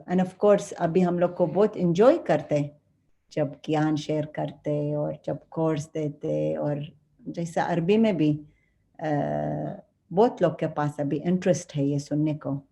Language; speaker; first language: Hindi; non-native, fluent; Arabic